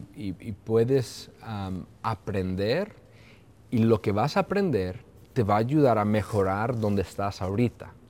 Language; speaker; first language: Spanish; early bilingual, heritage; Spanish